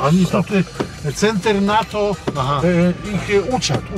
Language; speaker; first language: Russian; non-native, learner; Polish